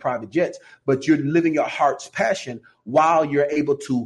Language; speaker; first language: English; native; English